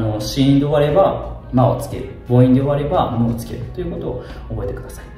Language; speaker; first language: Japanese; native; Japanese